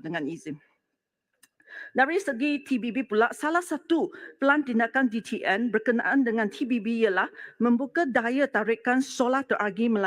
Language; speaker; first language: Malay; non-native, local second language; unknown